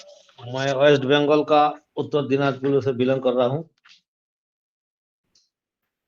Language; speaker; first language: Hindi; non-native, local second language; Bangla